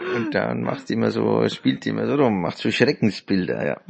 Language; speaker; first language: German; native; German